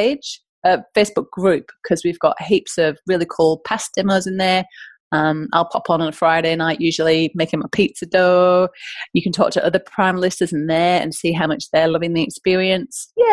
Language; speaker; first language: English; native; English